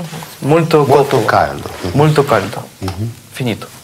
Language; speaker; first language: Italian; non-native, learner; Russian